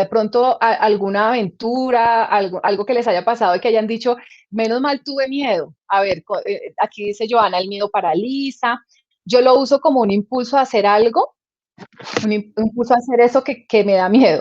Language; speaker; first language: Spanish; native; Spanish